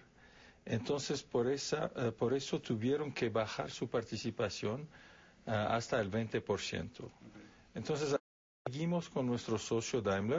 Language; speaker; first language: Spanish; non-native, fluent; Arabic